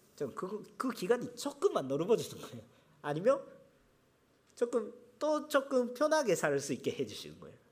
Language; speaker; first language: Korean; non-native, fluent; Japanese